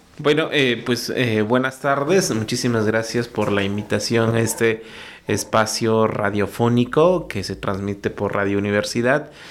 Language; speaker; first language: Spanish; non-native, local second language; Mixtepec Mixtec